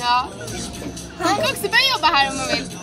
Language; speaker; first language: Swedish; early bilingual, other home language; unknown